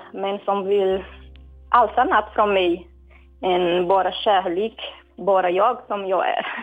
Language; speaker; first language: Swedish; non-native, fluent; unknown